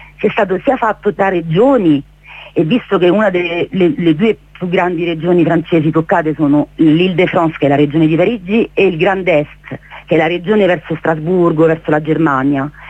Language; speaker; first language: Italian; native; Italian